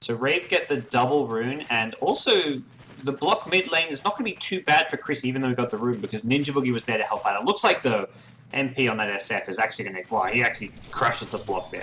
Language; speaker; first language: English; native; English